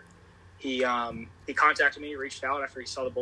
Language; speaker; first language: English; native; English